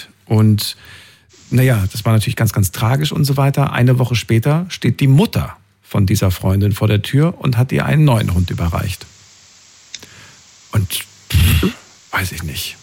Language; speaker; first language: German; native; German